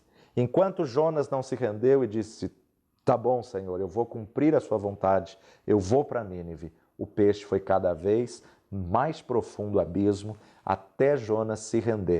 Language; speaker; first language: Portuguese; native; Portuguese